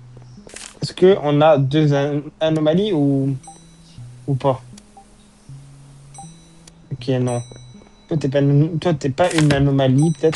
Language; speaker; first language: French; native; French